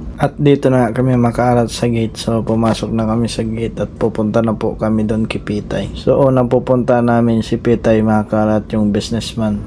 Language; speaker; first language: Filipino; native; Filipino